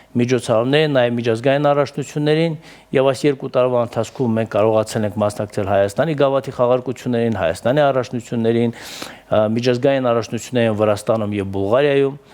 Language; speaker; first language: Armenian; native; Armenian